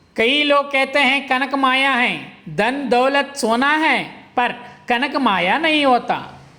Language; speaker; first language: Hindi; non-native, local second language; Kannada